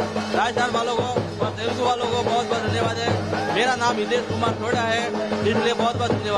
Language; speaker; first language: Hindi; non-native, local second language; Marwari